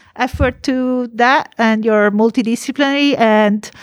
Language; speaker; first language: English; non-native, fluent; Italian